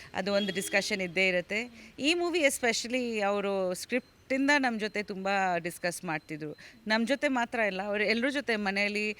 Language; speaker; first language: Kannada; non-native, fluent; Bangla